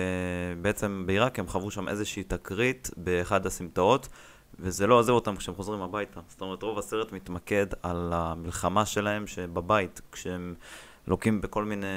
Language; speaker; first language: Hebrew; native; Hebrew